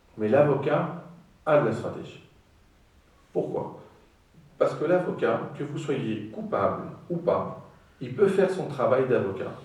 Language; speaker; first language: French; non-native, fluent; Greek